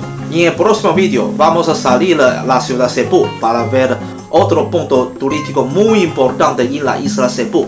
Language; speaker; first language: Spanish; non-native, fluent; Chinese